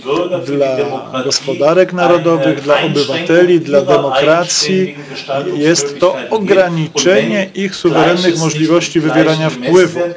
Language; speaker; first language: Polish; native; Polish